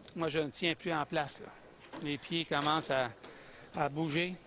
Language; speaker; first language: French; native; French